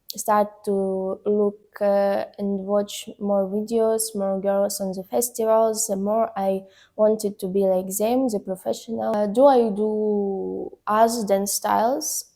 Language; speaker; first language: English; non-native, learner; Ukrainian